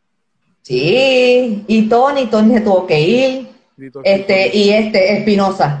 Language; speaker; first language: Spanish; native; Spanish